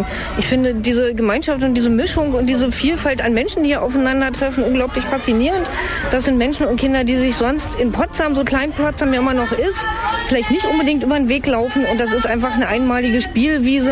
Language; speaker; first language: German; native; German